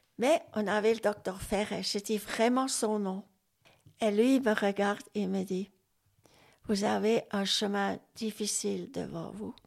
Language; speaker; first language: French; non-native, local second language; Swiss German